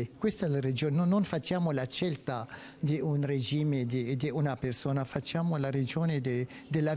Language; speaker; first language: Italian; non-native, fluent; Arabic